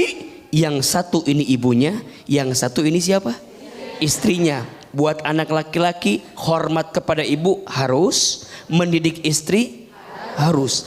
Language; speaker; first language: Indonesian; native; Indonesian